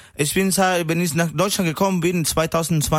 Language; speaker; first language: German; non-native, learner; Spanish